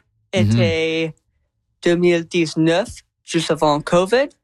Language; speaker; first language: French; non-native, learner; English